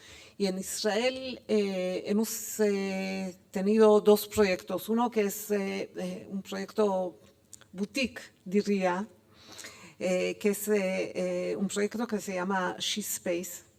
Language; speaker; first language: Spanish; non-native, fluent; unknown